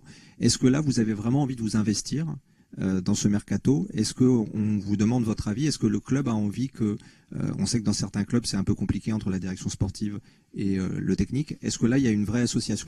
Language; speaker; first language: French; native; French